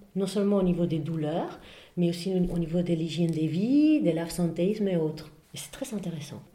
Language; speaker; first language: French; non-native, fluent; Spanish